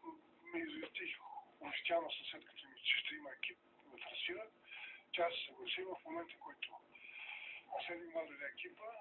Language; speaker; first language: Bulgarian; native; Bulgarian